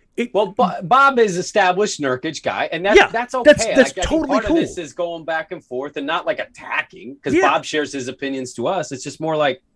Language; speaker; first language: English; native; English